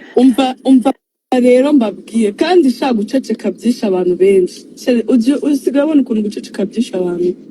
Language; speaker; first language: Kinyarwanda; native; Kinyarwanda